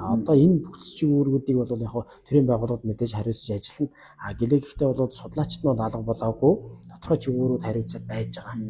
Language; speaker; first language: Mongolian; non-native, local second language; Kazakh